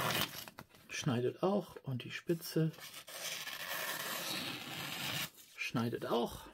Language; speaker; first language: German; native; German